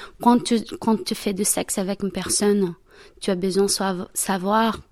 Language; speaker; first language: French; non-native, learner; Portuguese